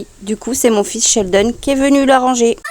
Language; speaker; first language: French; native; French